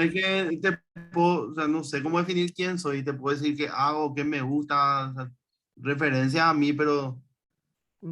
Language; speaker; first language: Spanish; native; Spanish